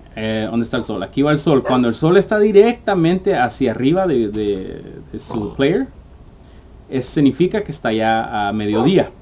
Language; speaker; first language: Spanish; early bilingual, heritage; English